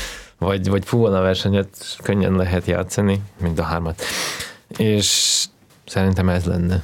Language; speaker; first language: Hungarian; early bilingual, heritage; Hungarian